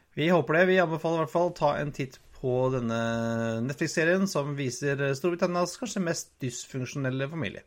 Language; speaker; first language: Norwegian; native; Norwegian